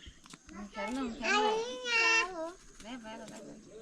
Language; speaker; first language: Portuguese; native; Portuguese